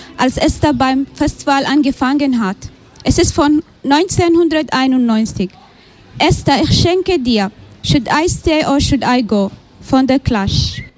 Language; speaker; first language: German; non-native, learner; Somali